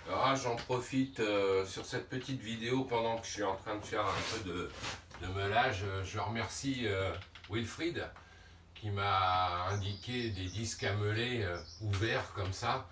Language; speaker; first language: French; native; French